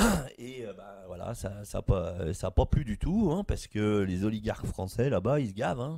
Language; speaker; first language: French; native; French